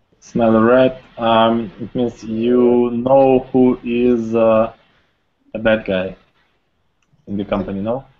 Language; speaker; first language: English; non-native, learner; Russian